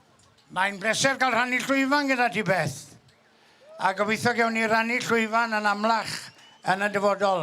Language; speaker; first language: Welsh; native; Welsh